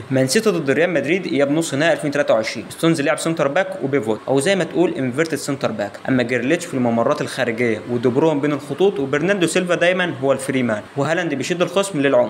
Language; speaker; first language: Arabic; native; Arabic